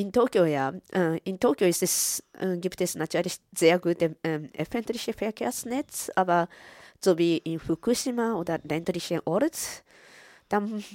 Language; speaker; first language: German; non-native, fluent; Japanese